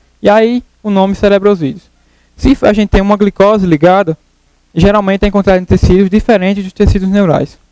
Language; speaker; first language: Portuguese; native; Portuguese